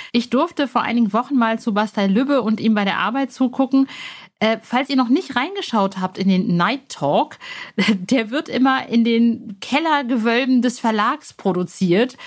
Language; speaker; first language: German; native; German